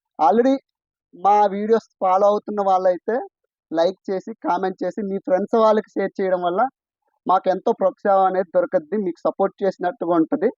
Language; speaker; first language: Telugu; non-native, local second language; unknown